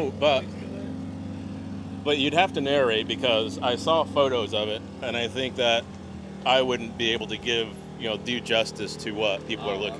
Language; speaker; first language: English; native; English